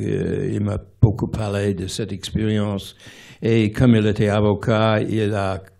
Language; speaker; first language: French; non-native, fluent; English